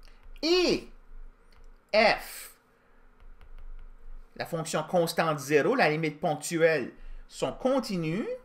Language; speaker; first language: French; native; French